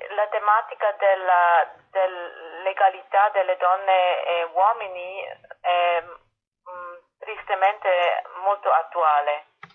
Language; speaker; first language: Italian; non-native, fluent; German